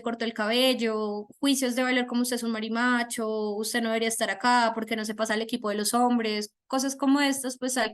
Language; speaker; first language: Spanish; native; Spanish